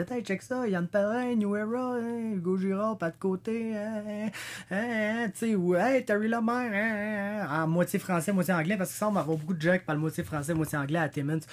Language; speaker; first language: French; native; French